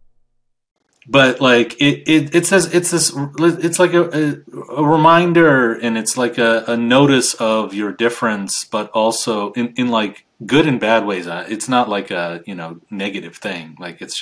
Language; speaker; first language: English; native; English